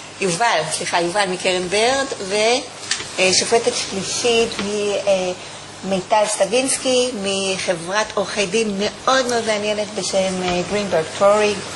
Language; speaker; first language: Hebrew; native; Hebrew